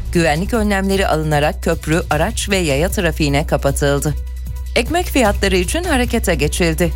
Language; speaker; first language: Turkish; native; Turkish